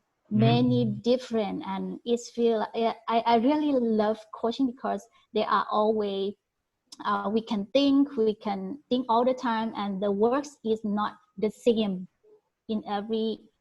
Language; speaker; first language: English; non-native, learner; Thai